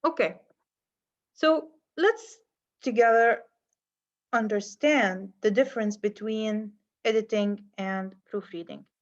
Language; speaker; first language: English; non-native, fluent; Arabic